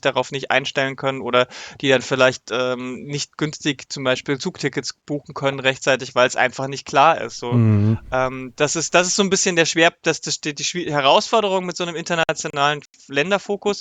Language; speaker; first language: German; native; German